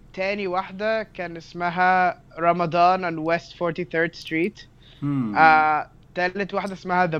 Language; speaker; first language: Arabic; native; Arabic